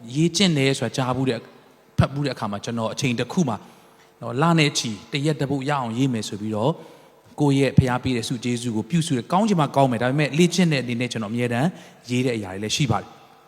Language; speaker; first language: Burmese; non-native, local second language; Tedim Chin